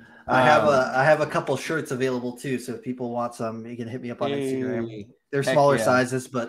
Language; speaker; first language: English; native; English